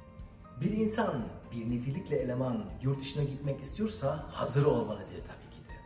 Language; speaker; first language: Turkish; non-native, learner; German